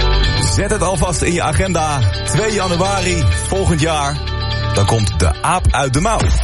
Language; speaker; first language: Dutch; native; Dutch